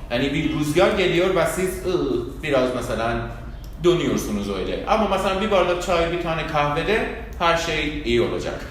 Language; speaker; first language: Turkish; non-native, fluent; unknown